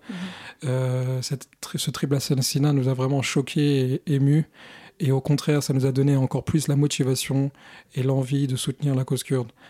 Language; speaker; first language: French; early bilingual, other home language; Kurdish